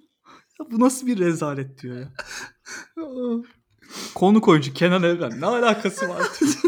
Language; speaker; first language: Turkish; native; Turkish